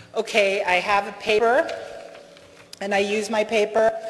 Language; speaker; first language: English; native; English